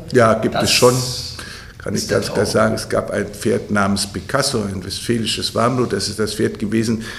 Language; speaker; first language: German; native; German